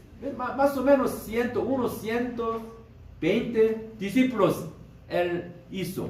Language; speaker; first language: Spanish; non-native, learner; Korean